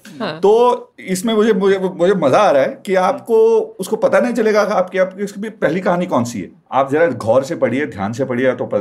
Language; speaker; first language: Hindi; non-native, local second language; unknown